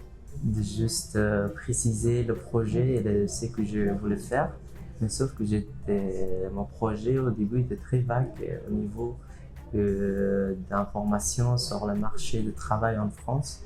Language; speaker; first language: French; non-native, fluent; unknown